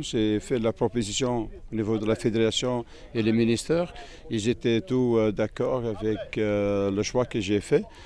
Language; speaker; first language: French; non-native, fluent; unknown